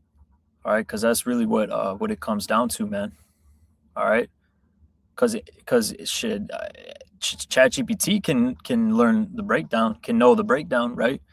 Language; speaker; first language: English; native; English